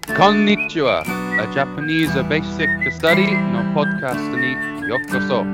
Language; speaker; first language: Japanese; non-native, learner; English